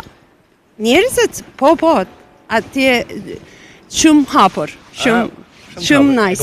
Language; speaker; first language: Albanian; non-native, learner; Turkish